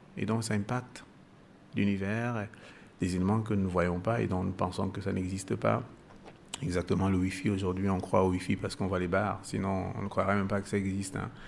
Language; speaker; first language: French; non-native, local second language; Basaa